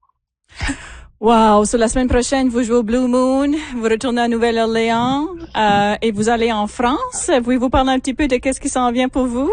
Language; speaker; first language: French; native; French